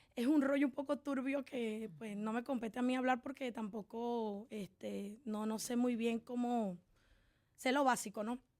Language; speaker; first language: Spanish; native; Spanish